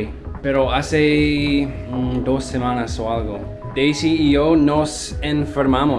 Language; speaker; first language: Spanish; non-native, learner; English